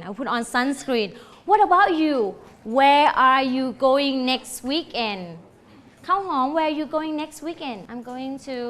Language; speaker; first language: English; non-native, fluent; Thai